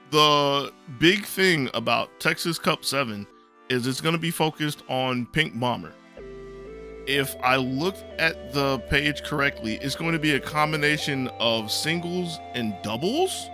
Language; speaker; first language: English; native; English